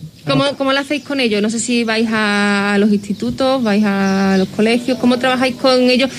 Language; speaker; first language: Spanish; native; Spanish